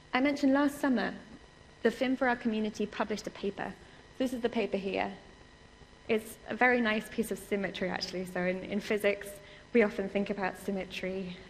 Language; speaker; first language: English; native; English